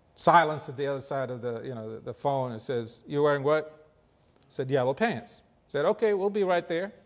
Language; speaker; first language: English; non-native, fluent; Arabic